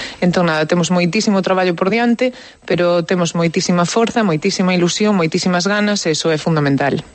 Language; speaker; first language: Galician; native; Galician